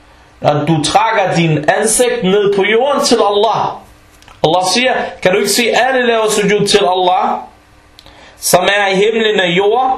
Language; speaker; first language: Danish; non-native, fluent; Arabic